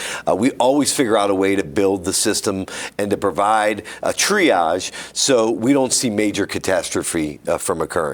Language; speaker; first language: English; native; English